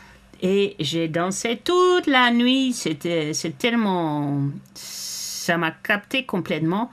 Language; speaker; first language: French; non-native, fluent; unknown